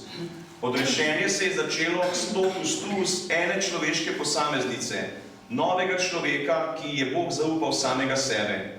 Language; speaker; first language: Slovenian; native; Slovenian